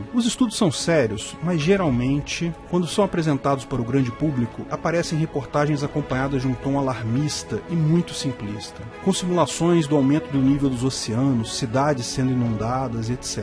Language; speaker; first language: Portuguese; native; Portuguese